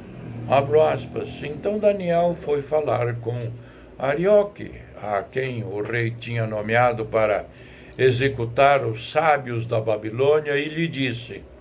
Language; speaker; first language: Portuguese; native; Portuguese